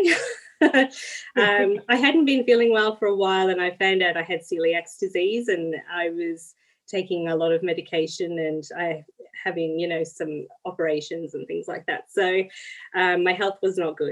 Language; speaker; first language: English; native; English